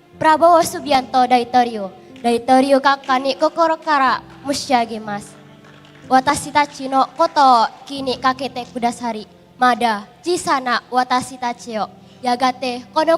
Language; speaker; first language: Japanese; non-native, learner; Indonesian